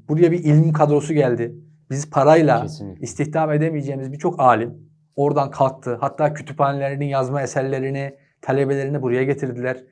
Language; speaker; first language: Turkish; native; Turkish